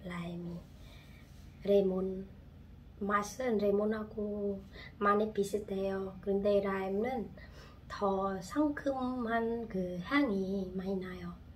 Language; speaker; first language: Korean; non-native, fluent; Khmer